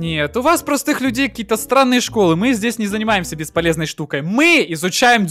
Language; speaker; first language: Russian; native; Russian